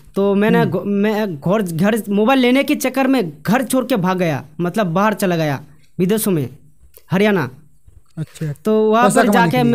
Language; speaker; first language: Hindi; non-native, local second language; Bangla